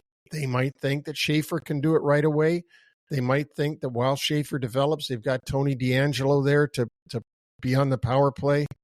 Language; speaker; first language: English; native; English